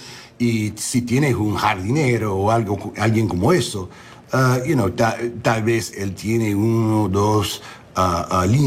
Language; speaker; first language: Spanish; early bilingual, heritage; English